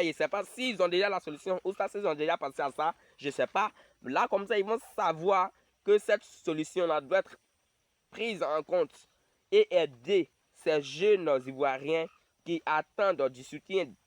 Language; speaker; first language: French; non-native, local second language; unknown